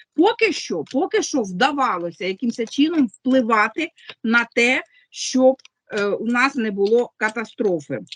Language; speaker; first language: Ukrainian; native; Ukrainian